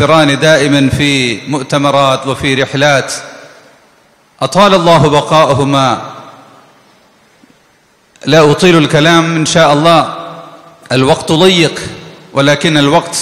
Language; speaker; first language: Arabic; non-native, fluent; Malayalam